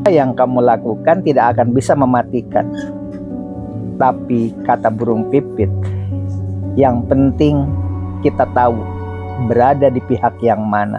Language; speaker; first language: Indonesian; native; Indonesian